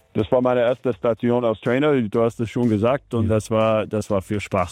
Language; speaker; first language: German; non-native, learner; English